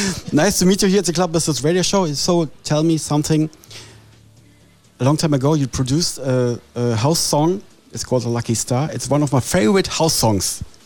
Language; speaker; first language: English; non-native, learner; German